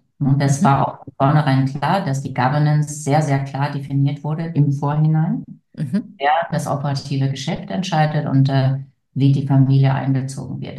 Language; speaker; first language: German; native; German